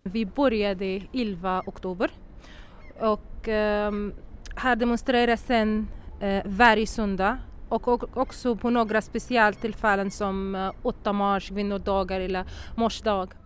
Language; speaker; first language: Swedish; non-native, learner; Arabic